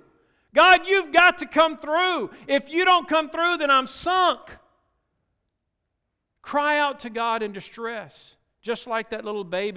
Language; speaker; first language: English; native; English